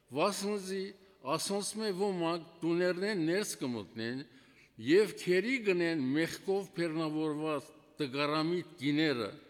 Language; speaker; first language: Armenian; native; Armenian